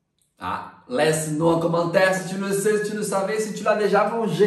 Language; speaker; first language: French; non-native, fluent; Portuguese